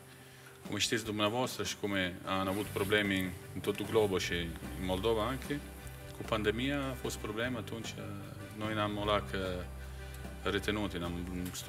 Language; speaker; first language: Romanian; non-native, fluent; Italian